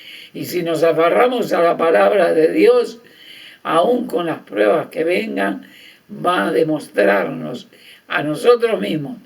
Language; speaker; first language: Spanish; native; Spanish